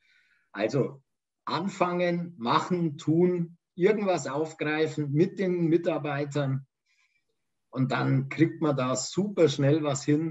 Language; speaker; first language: German; native; German